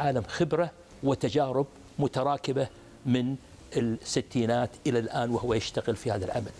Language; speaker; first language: Arabic; native; Arabic